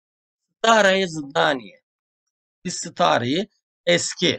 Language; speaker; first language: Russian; non-native, fluent; Turkish